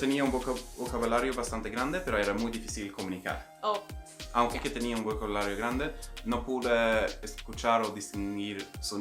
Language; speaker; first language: Spanish; non-native, fluent; Swedish